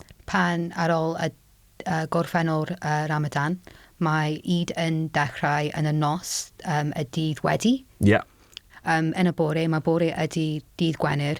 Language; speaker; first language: Welsh; non-native, local second language; English